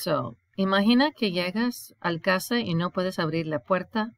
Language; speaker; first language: Spanish; non-native, fluent; English